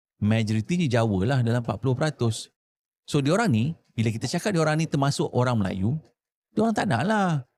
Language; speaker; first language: Malay; native; Malay